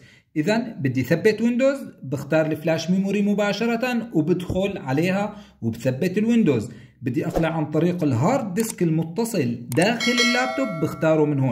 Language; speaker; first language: Arabic; native; Arabic